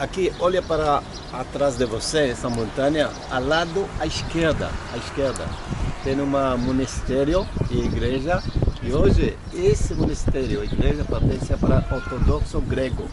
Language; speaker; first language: Portuguese; non-native, fluent; Hebrew